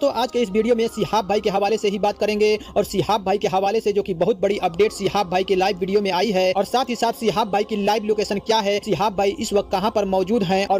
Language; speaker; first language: Hindi; native; Hindi